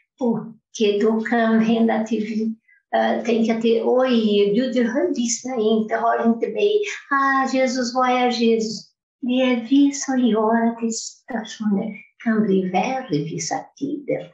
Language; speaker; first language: Swedish; non-native, fluent; Portuguese